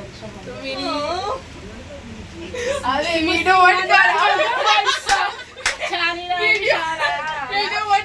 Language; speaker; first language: Hindi; early bilingual, other home language; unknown